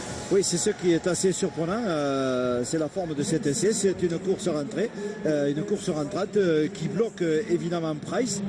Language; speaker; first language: French; native; French